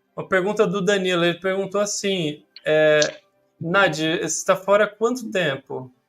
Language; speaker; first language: Portuguese; native; Portuguese